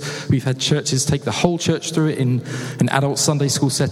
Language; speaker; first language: English; native; English